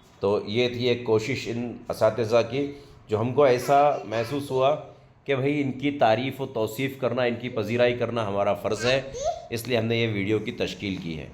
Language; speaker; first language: Urdu; native; Urdu